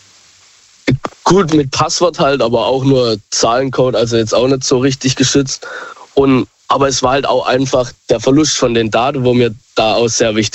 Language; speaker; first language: German; native; German